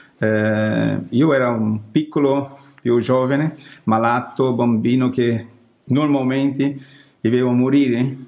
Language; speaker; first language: Italian; non-native, learner; Portuguese